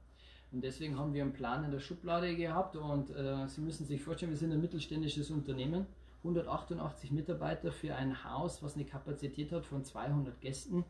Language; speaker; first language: German; native; German